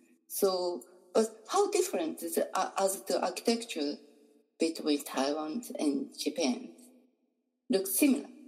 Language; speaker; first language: English; non-native, learner; Japanese